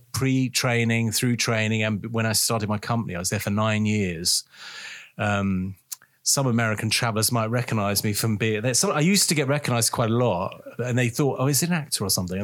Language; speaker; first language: English; native; English